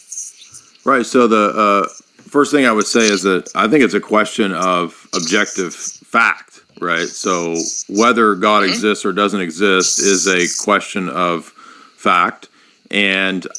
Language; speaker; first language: English; native; English